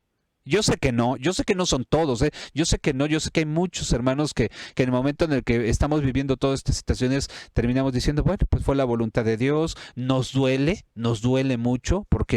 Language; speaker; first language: Spanish; native; Spanish